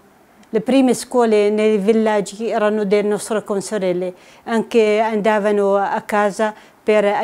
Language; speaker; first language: Italian; non-native, fluent; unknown